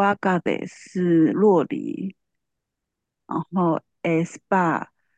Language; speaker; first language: Spanish; non-native, learner; Chinese